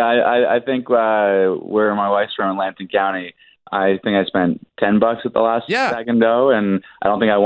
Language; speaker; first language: English; native; English